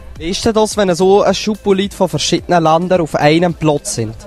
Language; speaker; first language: German; native; German